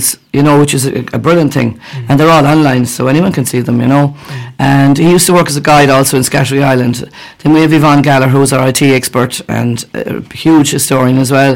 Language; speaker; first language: English; native; English